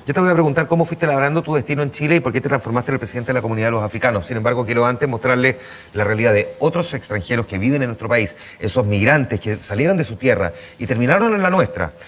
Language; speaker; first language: Spanish; native; Spanish